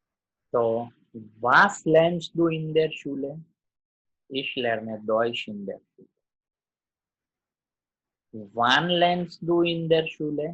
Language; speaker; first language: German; non-native, learner; Gujarati